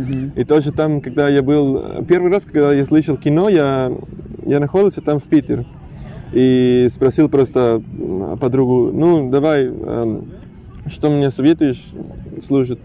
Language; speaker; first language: Russian; non-native, learner; Spanish